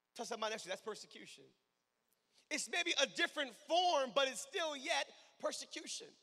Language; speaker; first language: English; native; English